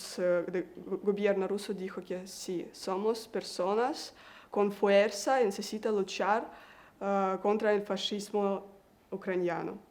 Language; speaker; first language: Spanish; non-native, learner; Russian